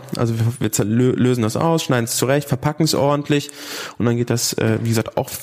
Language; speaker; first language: German; native; German